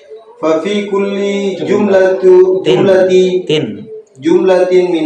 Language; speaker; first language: Arabic; non-native, learner; Indonesian